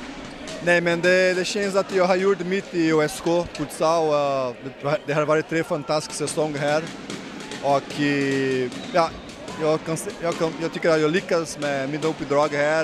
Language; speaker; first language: Swedish; non-native, learner; Portuguese